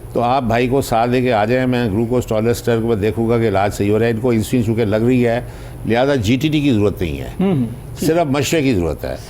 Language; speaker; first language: Urdu; non-native, local second language; Punjabi